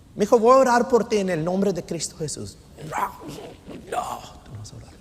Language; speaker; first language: Spanish; non-native, fluent; English